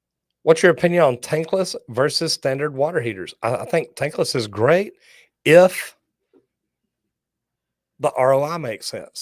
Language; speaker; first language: English; native; English